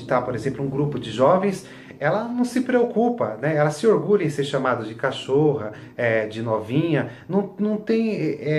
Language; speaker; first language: Portuguese; native; Portuguese